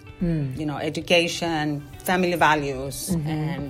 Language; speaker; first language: English; non-native, fluent; Spanish